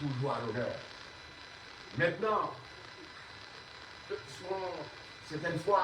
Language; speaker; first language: French; non-native, local second language; Haitian Creole